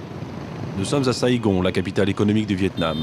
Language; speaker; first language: French; native; French